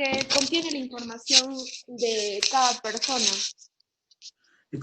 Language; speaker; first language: Spanish; native; Spanish